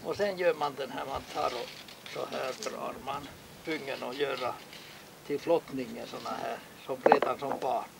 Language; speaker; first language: Swedish; non-native, local second language; Finnish